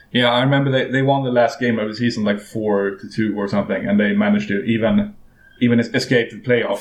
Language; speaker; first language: English; non-native, fluent; Swedish